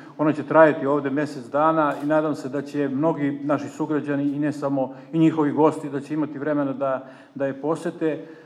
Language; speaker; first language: Serbian; native; Serbian